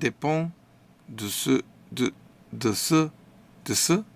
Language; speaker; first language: French; non-native, learner; English